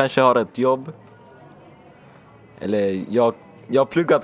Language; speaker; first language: Swedish; early bilingual, other home language; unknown